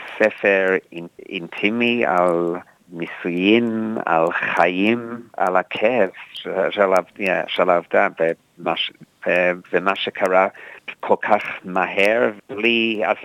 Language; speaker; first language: Hebrew; non-native, fluent; English